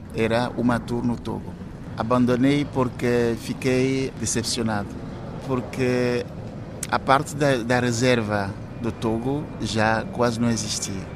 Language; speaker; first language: Portuguese; non-native, fluent; Ewe